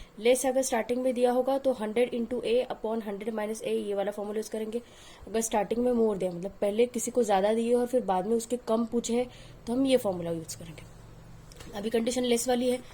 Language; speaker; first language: Hindi; non-native, local second language; Marathi